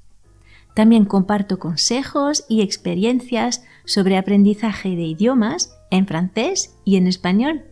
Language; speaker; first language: Spanish; non-native, fluent; French